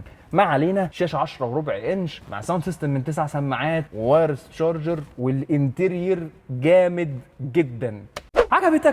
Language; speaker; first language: Arabic; native; Arabic